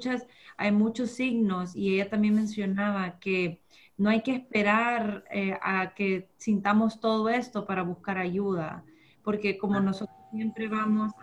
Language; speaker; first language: Spanish; early bilingual, heritage; Spanish